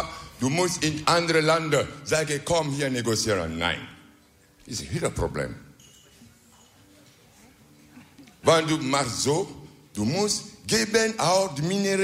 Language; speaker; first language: Dutch; non-native, learner; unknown